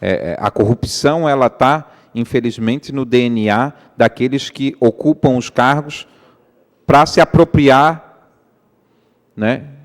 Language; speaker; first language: Portuguese; native; Portuguese